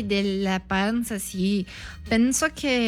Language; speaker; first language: Italian; non-native, learner; Portuguese